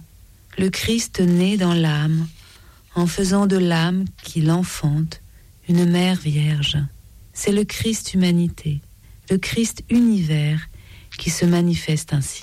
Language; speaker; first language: French; native; French